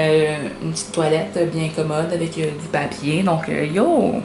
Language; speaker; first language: French; native; French